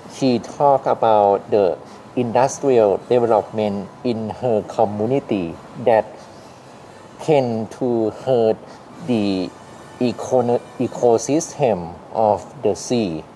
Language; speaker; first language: English; non-native, learner; Thai